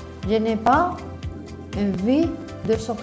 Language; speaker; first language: French; non-native, learner; Spanish